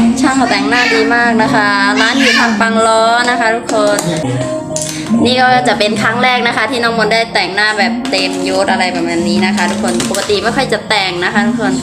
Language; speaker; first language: Thai; non-native, local second language; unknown